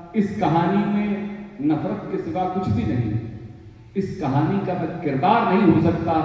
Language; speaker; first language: Hindi; native; Hindi